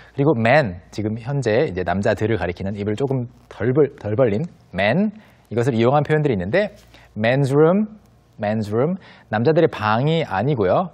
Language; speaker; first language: Korean; native; Korean